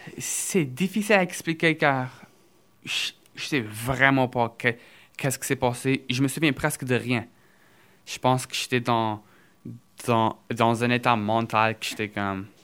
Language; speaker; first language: French; early bilingual, other home language; Portuguese